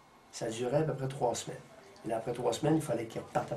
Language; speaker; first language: French; native; French